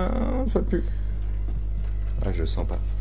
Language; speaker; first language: French; native; French